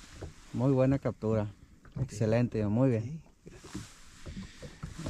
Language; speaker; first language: Spanish; native; Spanish